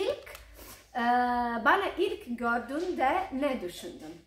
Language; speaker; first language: Turkish; non-native, learner; Croatian